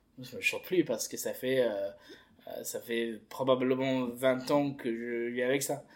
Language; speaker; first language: French; early bilingual, heritage; French